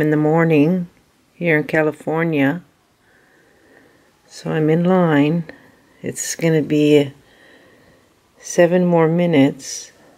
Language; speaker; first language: English; native; English